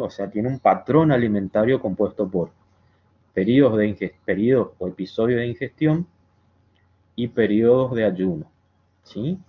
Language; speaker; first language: Spanish; native; Spanish